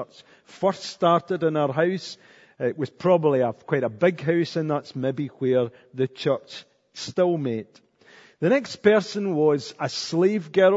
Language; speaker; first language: English; native; English